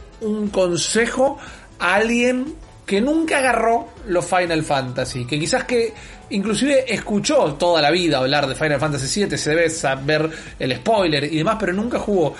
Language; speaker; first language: Spanish; native; Spanish